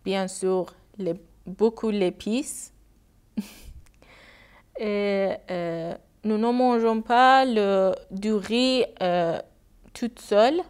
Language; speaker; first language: French; non-native, learner; Persian